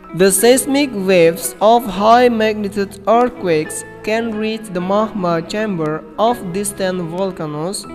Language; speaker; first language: English; non-native, fluent; Indonesian